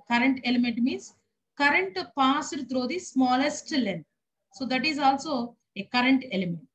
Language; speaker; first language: English; non-native, local second language; Telugu